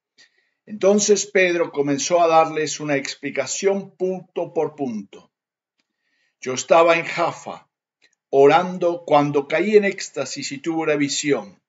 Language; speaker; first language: Spanish; native; Spanish